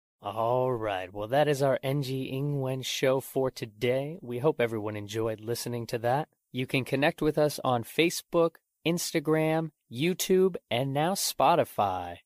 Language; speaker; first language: English; native; English